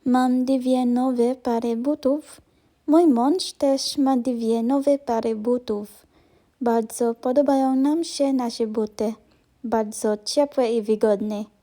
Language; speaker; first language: Polish; non-native, fluent; Hiligaynon